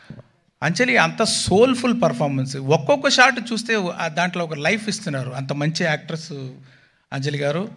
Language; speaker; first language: Telugu; non-native, local second language; Tamil